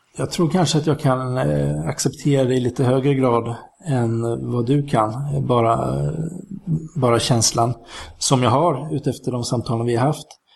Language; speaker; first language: Swedish; native; Swedish